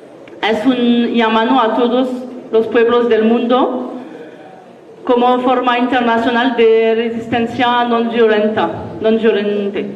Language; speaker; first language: Spanish; non-native, learner; French